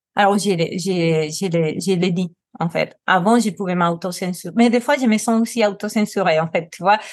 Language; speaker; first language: French; non-native, fluent; Spanish